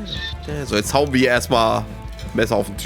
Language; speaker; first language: German; native; German